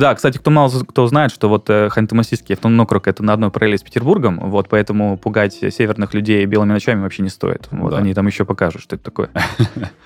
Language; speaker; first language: Russian; native; Russian